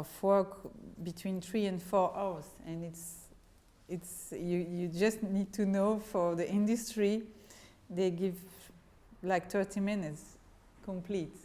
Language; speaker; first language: English; non-native, fluent; French